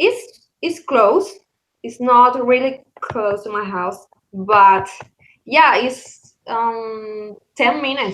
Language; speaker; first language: English; non-native, learner; Spanish